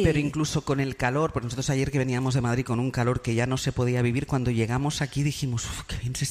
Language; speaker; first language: Spanish; native; Spanish